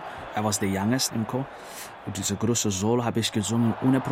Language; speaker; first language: German; non-native, fluent; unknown